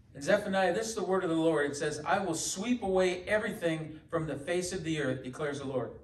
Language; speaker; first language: English; native; English